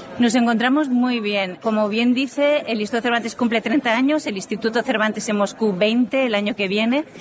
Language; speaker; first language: Spanish; native; Spanish